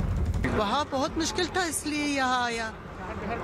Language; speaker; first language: Hindi; non-native, learner; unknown